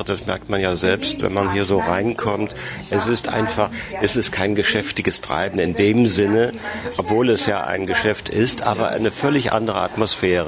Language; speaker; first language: German; native; German